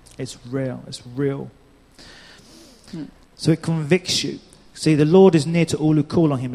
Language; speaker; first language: English; native; English